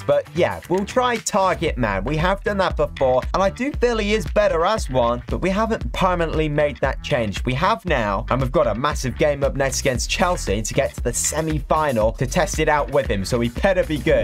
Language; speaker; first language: English; native; English